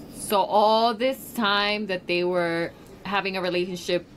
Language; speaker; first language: English; early bilingual, other home language; Spanish